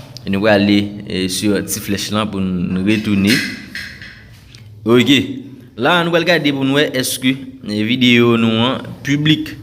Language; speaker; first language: French; non-native, local second language; Haitian Creole